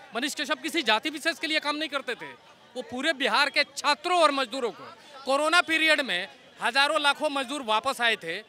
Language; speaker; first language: Hindi; native; Hindi